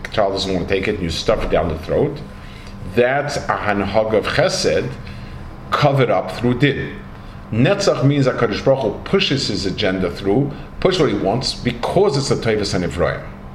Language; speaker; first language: English; native; English